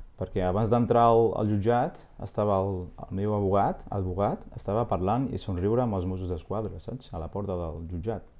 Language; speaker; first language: Catalan; non-native, fluent; Arabic